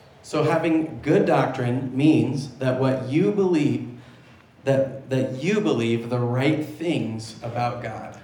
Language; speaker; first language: English; native; English